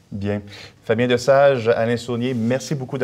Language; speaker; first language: French; native; French